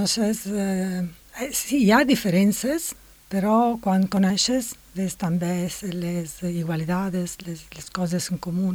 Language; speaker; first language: Catalan; non-native, fluent; Italian